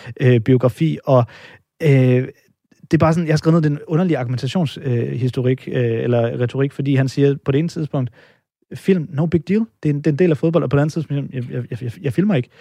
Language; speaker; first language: Danish; native; Danish